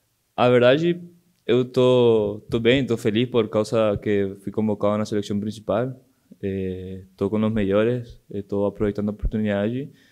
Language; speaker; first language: Portuguese; non-native, local second language; Spanish